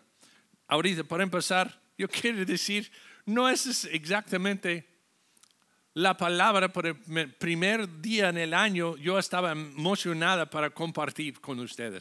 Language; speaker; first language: Spanish; non-native, fluent; English